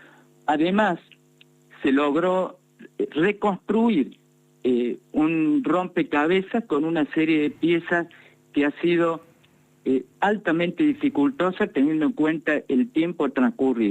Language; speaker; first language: Spanish; native; Spanish